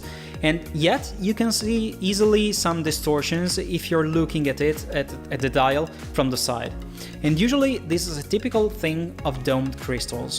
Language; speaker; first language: English; non-native, fluent; Italian